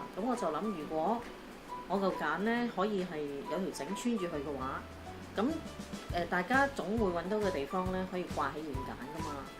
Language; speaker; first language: Cantonese; native; Cantonese